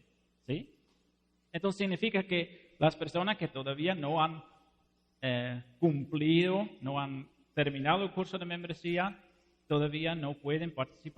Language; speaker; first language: Spanish; non-native, fluent; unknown